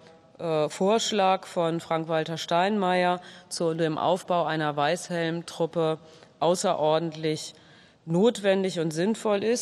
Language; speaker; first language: German; native; German